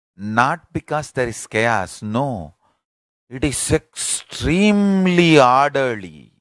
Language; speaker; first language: English; non-native, local second language; Tamil